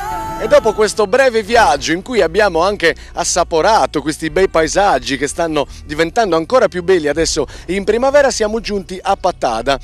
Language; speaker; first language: Italian; native; Italian